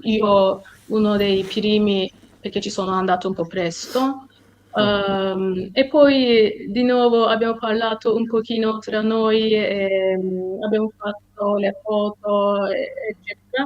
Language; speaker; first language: Italian; non-native, fluent; Turkish